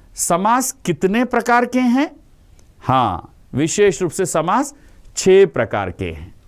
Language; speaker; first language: Hindi; non-native, local second language; Telugu